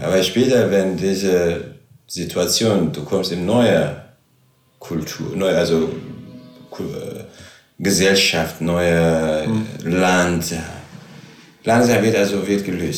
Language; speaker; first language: German; non-native, learner; Arabic